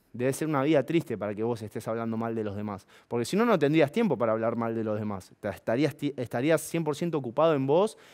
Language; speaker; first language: Spanish; native; Spanish